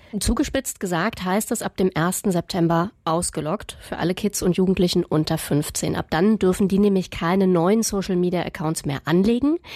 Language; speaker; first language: German; native; German